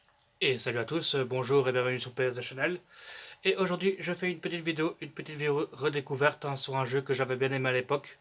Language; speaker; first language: French; native; French